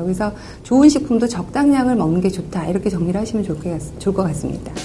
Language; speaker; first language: Korean; native; Korean